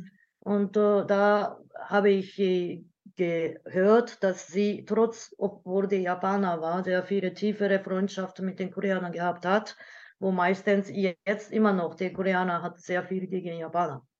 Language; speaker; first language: German; non-native, learner; Japanese